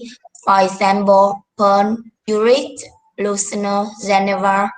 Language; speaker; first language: English; non-native, learner; Vietnamese